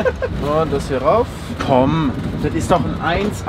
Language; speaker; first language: German; native; German